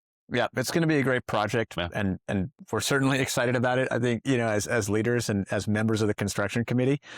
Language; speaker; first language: English; native; English